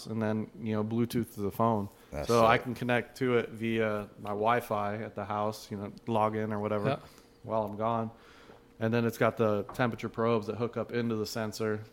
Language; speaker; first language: English; native; English